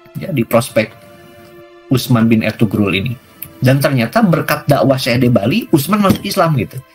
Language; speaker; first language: Indonesian; non-native, local second language; Sundanese